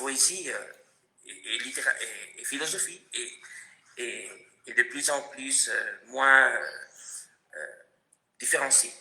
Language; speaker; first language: French; non-native, fluent; Spanish